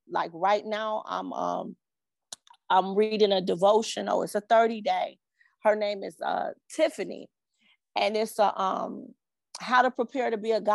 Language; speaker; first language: English; native; English